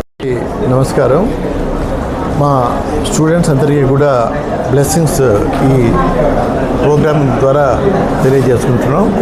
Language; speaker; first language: Telugu; native; Telugu